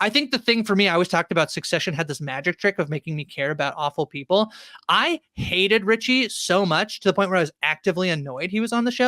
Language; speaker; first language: English; native; English